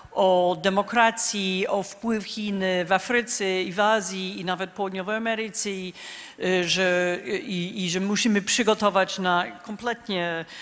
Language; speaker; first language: Polish; non-native, fluent; English